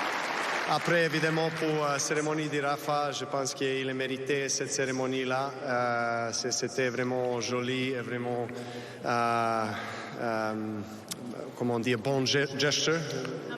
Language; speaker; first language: French; non-native, learner; Serbian